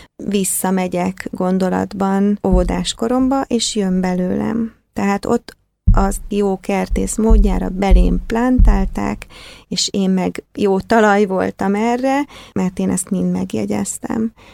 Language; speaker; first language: Hungarian; native; Hungarian